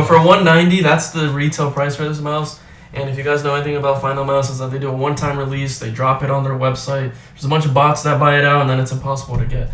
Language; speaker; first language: English; native; English